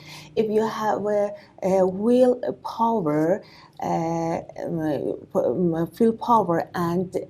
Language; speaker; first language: English; non-native, learner; Persian